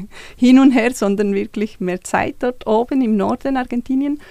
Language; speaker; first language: German; non-native, fluent; Spanish